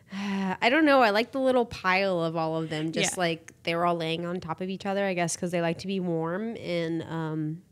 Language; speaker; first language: English; native; English